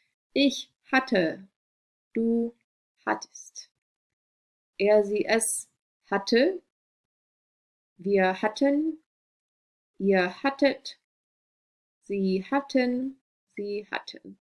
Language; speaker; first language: German; non-native, fluent; English